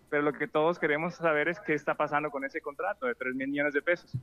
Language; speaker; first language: Spanish; native; Spanish